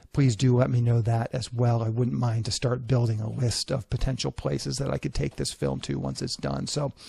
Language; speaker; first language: English; native; English